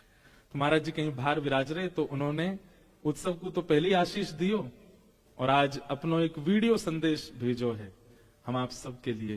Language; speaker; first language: Hindi; native; Hindi